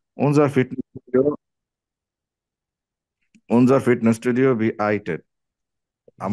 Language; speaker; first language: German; non-native, learner; Bangla